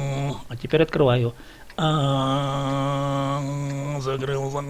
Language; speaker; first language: Russian; native; Russian